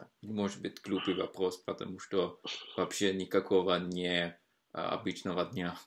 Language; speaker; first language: Russian; non-native, fluent; Norwegian